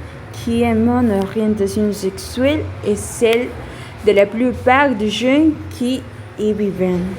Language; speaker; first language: French; non-native, learner; Spanish